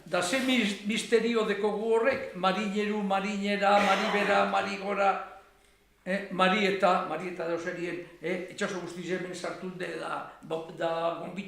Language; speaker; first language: Basque; native; Basque